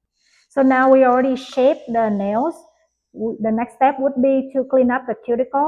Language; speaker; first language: English; non-native, fluent; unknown